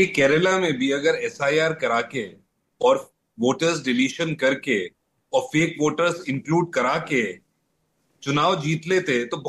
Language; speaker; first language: Hindi; native; Hindi